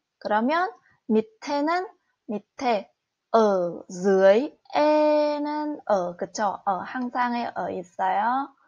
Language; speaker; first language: Korean; non-native, fluent; Vietnamese